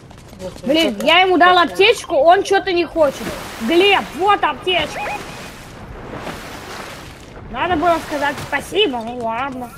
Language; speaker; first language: Russian; native; Russian